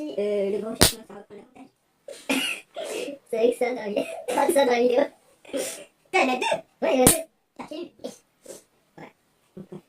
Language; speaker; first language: French; native; French